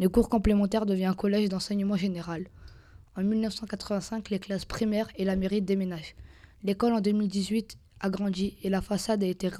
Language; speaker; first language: French; native; French